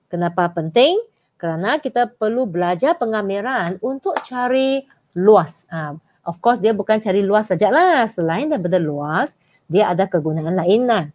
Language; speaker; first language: Malay; non-native, local second language; Chinese